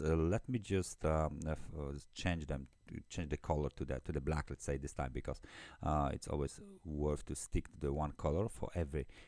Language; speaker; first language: English; non-native, fluent; Polish